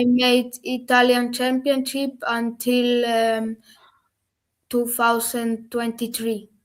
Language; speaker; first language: English; non-native, learner; German